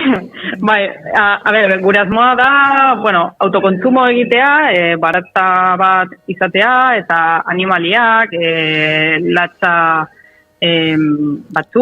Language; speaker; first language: Basque; non-native, local second language; Spanish